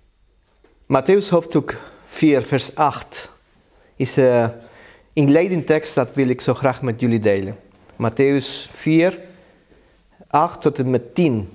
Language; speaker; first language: Dutch; non-native, learner; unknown